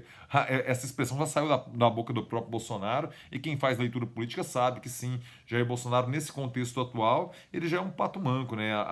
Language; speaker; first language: Portuguese; native; Portuguese